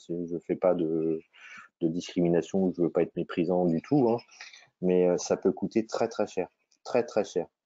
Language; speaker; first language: French; native; French